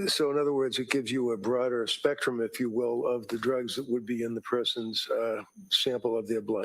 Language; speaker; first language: English; native; English